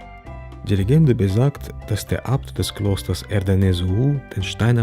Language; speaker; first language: German; native; German